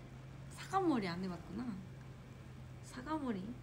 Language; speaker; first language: Japanese; non-native, fluent; Korean